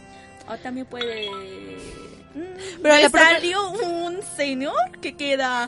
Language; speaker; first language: Spanish; non-native, fluent; Chinese